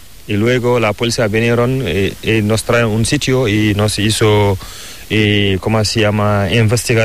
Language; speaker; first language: Spanish; non-native, learner; Fula